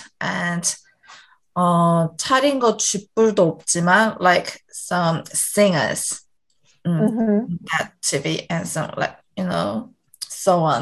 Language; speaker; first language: English; non-native, learner; Korean